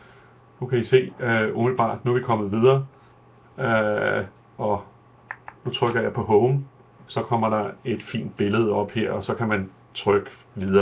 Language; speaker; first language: Danish; native; Danish